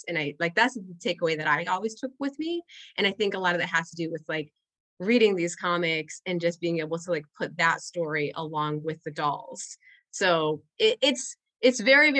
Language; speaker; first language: English; non-native, fluent; Spanish